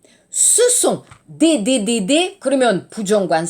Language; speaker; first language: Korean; non-native, learner; French